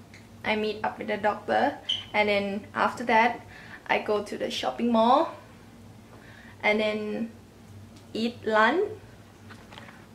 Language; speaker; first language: English; non-native, learner; Thai